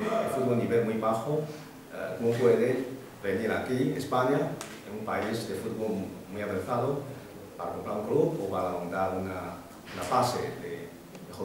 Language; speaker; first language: Spanish; non-native, fluent; Chinese